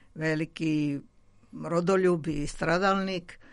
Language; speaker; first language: Croatian; non-native, fluent; Georgian